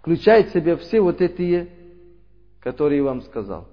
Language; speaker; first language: Russian; non-native, learner; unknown